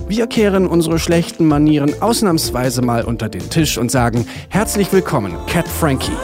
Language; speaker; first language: German; native; German